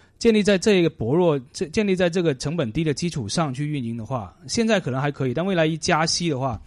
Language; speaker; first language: Chinese; non-native, local second language; Cantonese